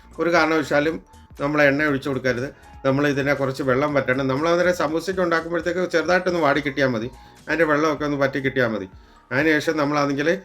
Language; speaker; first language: Malayalam; native; Malayalam